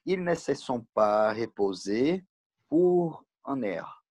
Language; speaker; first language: French; non-native, learner; Portuguese